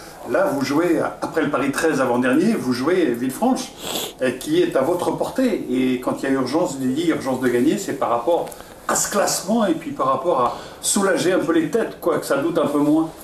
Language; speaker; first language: French; native; French